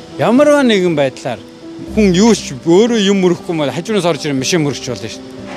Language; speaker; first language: Mongolian; native; Mongolian